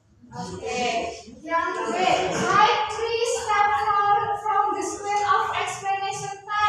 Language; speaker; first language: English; non-native, learner; Indonesian